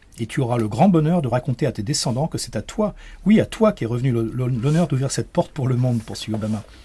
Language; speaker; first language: French; native; French